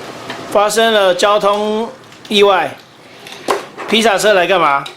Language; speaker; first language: Chinese; native; Chinese